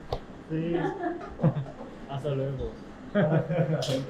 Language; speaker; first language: Spanish; non-native, learner; Korean